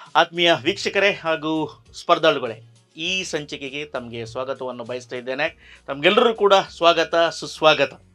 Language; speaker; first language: Kannada; native; Kannada